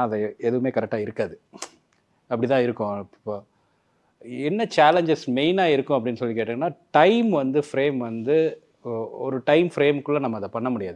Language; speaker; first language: Tamil; native; Tamil